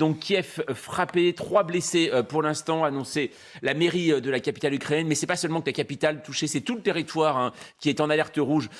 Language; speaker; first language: French; native; French